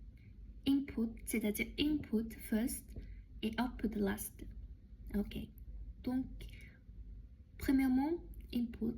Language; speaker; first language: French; non-native, learner; Chinese